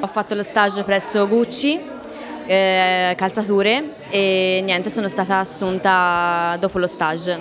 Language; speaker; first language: Italian; native; Italian